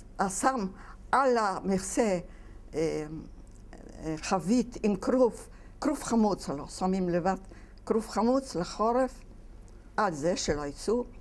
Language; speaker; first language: Hebrew; non-native, fluent; Yiddish